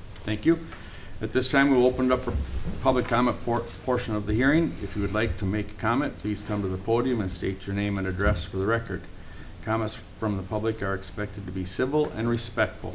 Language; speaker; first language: English; native; English